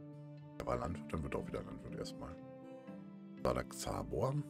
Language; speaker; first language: German; native; German